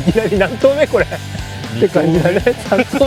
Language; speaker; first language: Japanese; native; Japanese